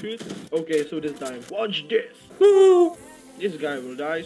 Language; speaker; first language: English; non-native, learner; Czech